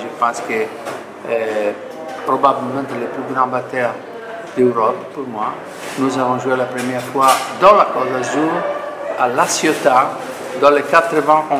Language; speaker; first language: French; non-native, fluent; Italian